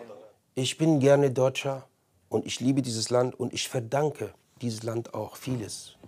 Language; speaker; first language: German; non-native, fluent; Arabic